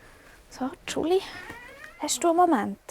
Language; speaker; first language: German; native; German